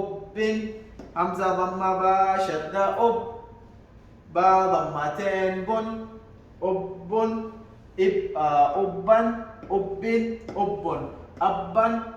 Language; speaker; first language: Arabic; non-native, local second language; Somali